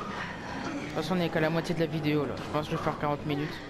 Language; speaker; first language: French; native; French